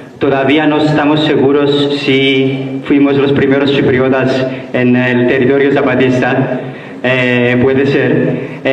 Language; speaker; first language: Spanish; non-native, learner; Greek